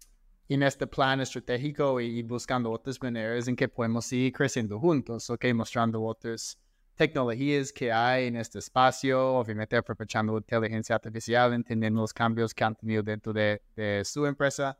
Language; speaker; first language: Spanish; non-native, fluent; English